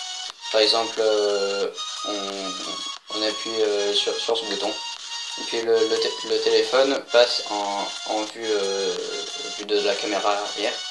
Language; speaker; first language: French; native; French